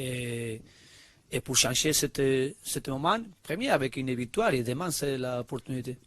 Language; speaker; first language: French; non-native, learner; Spanish